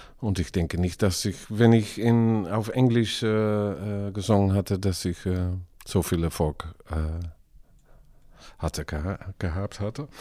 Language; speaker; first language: German; non-native, learner; Dutch